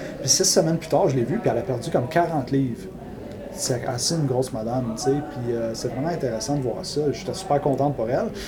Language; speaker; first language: French; non-native, local second language; English